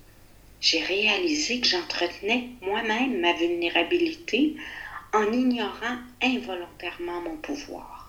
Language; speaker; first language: French; native; French